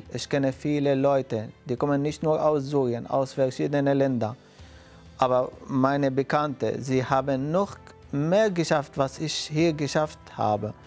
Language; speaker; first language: German; non-native, fluent; Arabic